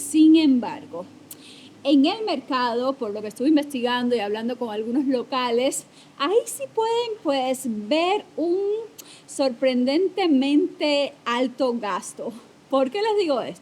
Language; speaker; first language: Spanish; native; Spanish